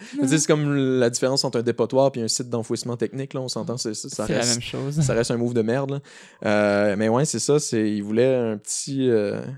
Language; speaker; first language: French; native; French